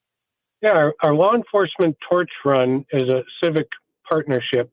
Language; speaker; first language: English; native; English